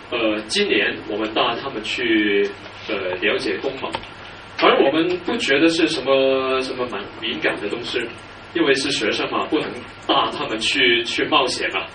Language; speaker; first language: Chinese; non-native, local second language; Cantonese